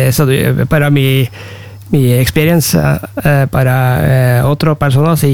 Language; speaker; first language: Spanish; non-native, learner; Norwegian